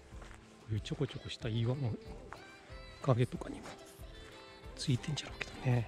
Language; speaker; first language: Japanese; native; Japanese